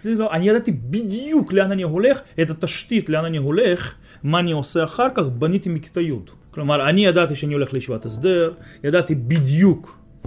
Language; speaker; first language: Hebrew; non-native, fluent; Russian